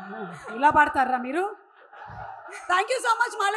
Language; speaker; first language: Telugu; native; Telugu